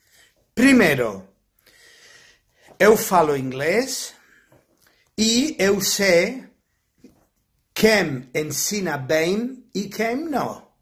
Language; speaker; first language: Portuguese; non-native, fluent; Spanish